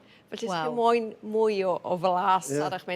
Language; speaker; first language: Welsh; native; Welsh